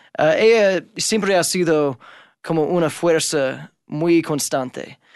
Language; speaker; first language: Spanish; non-native, fluent; English